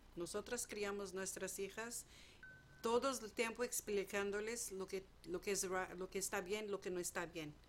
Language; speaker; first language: Spanish; non-native, fluent; Portuguese